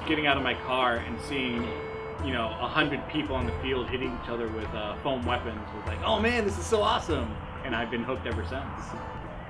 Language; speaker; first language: English; native; English